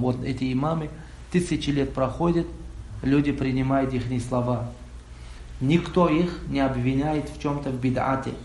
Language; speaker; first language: Russian; non-native, local second language; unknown